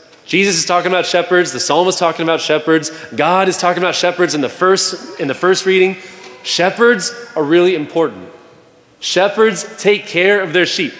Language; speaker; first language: English; native; English